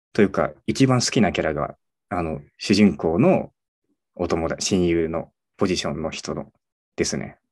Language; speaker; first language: Japanese; native; Japanese